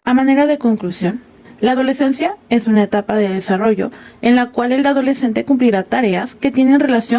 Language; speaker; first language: Spanish; native; Spanish